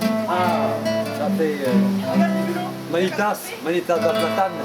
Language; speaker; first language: French; native; French